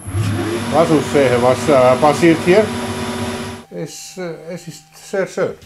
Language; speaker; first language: German; non-native, learner; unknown